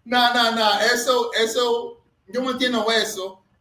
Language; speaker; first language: Spanish; non-native, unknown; English